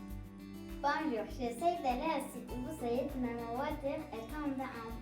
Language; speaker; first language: French; non-native, learner; Turkish